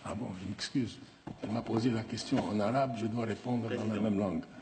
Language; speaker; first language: French; non-native, local second language; Arabic